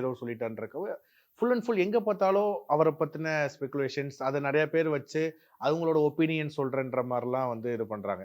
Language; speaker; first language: Tamil; native; Tamil